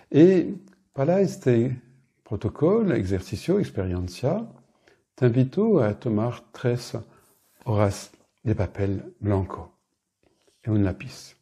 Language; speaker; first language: Spanish; non-native, fluent; French